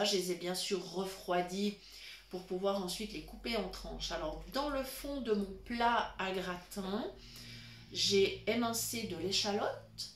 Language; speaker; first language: French; native; French